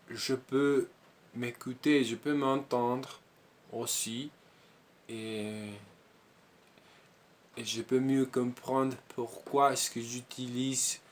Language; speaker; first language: French; non-native, learner; Spanish